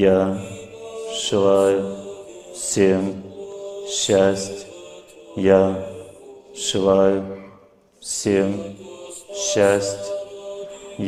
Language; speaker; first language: Russian; native; Russian